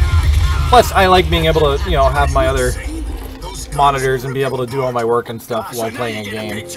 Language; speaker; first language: English; native; English